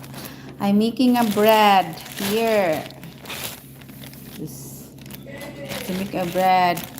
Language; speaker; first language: English; non-native, learner; Cebuano